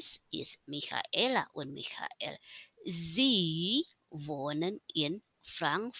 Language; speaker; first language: German; non-native, fluent; Indonesian